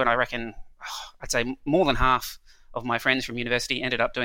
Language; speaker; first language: English; native; English